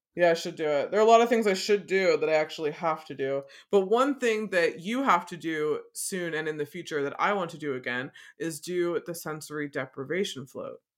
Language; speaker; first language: English; native; English